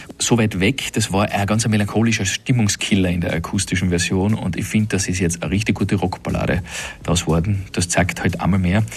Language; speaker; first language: German; native; German